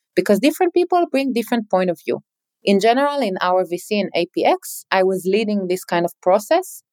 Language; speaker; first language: English; non-native, fluent; Hebrew